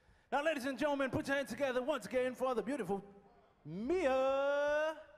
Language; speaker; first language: English; non-native, fluent; Seselwa Creole French